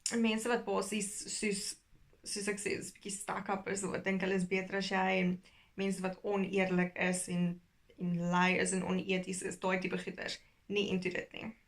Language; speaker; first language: Afrikaans; early bilingual, heritage; Afrikaans